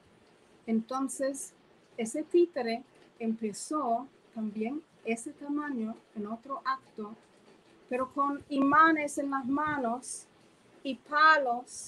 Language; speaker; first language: Spanish; non-native, fluent; English